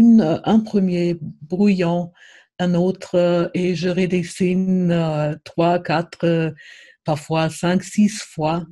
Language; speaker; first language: French; non-native, fluent; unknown